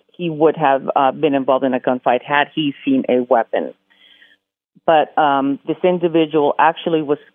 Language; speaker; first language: English; early bilingual, other home language; Spanish